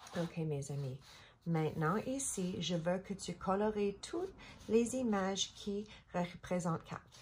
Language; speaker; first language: French; non-native, learner; English